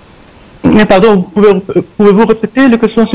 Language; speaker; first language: French; non-native, fluent; Arabic